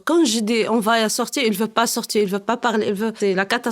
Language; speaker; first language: French; non-native, learner; Arabic